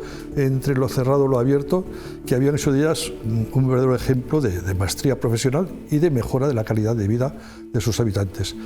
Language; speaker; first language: Spanish; native; Spanish